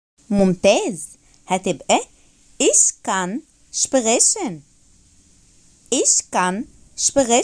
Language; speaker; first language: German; non-native, fluent; Arabic